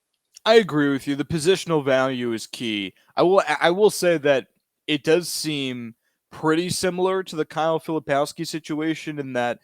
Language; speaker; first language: English; native; English